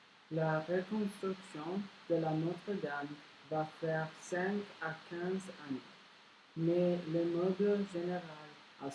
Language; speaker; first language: French; non-native, learner; English